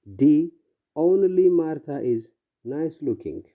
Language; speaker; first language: English; non-native, local second language; Amharic